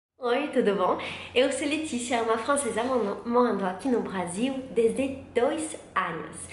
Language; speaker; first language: Portuguese; non-native, learner; French